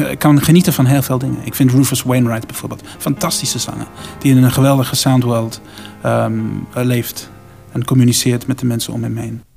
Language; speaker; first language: Dutch; non-native, fluent; English